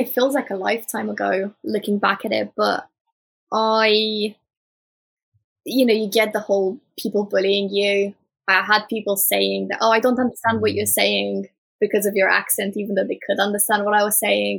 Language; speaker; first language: English; early bilingual, other home language; Romanian